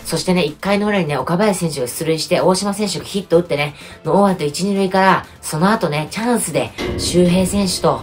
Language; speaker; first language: Japanese; native; Japanese